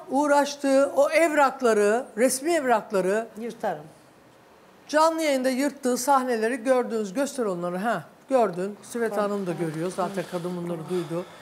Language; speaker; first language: Turkish; native; Turkish